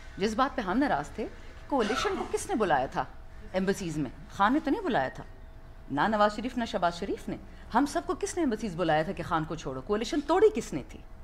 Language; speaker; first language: Urdu; non-native, local second language; Pashto